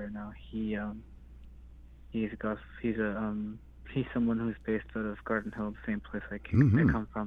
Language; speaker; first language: English; native; English